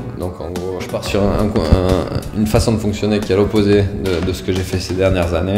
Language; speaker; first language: French; native; French